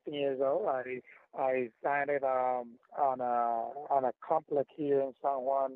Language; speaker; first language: English; non-native, fluent; Spanish